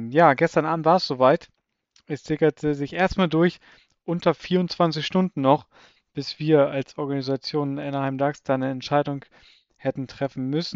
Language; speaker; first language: German; native; German